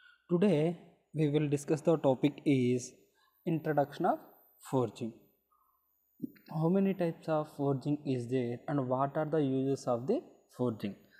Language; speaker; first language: English; non-native, local second language; Telugu